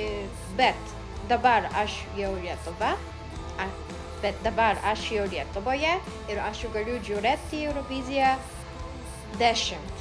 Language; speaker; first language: Lithuanian; non-native, learner; Japanese